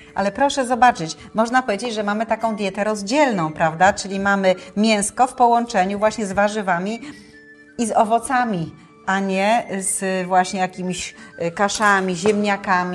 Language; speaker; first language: Polish; native; Polish